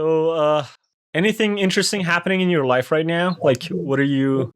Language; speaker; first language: English; non-native, fluent; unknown